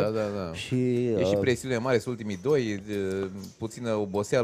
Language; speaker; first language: Romanian; native; Romanian